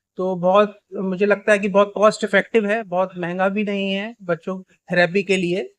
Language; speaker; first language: Hindi; native; Hindi